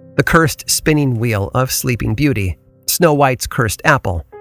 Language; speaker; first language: English; native; English